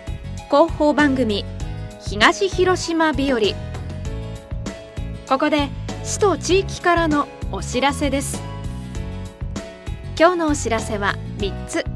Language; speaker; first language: Japanese; native; Japanese